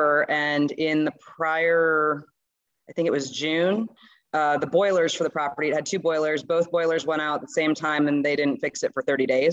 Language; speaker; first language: English; native; English